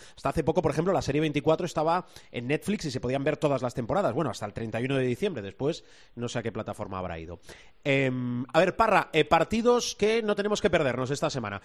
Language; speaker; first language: Spanish; native; Spanish